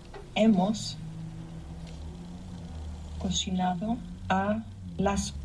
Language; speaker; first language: Spanish; non-native, learner; English